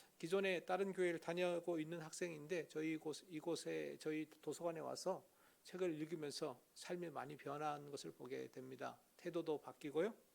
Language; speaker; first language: Korean; native; Korean